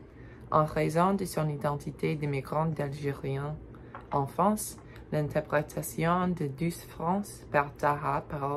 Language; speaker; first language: French; non-native, learner; English